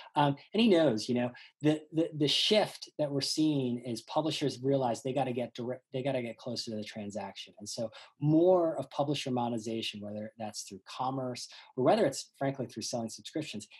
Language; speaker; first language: English; native; English